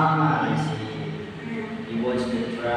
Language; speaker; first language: English; non-native, learner; Indonesian